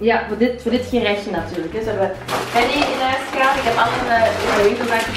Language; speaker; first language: Dutch; native; Dutch